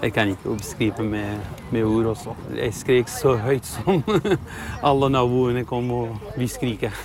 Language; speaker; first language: Norwegian; non-native, fluent; Arabic